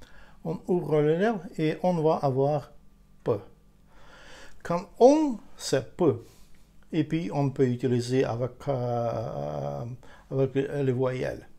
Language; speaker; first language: French; non-native, fluent; Ukrainian